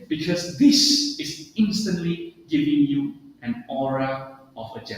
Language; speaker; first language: English; non-native, fluent; Indonesian